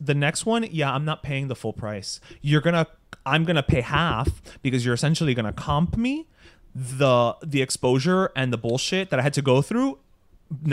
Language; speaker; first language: English; early bilingual, other home language; Spanish